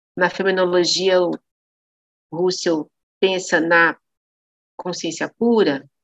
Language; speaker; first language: Portuguese; native; Portuguese